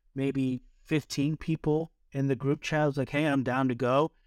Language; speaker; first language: English; native; English